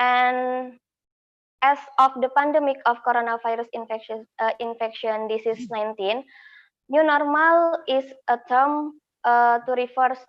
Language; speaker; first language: English; non-native, fluent; Indonesian